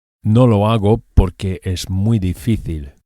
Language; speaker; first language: Spanish; non-native, fluent; English